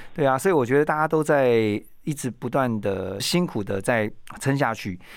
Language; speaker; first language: Chinese; native; Chinese